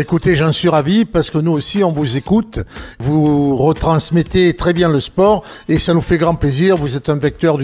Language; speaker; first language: French; native; French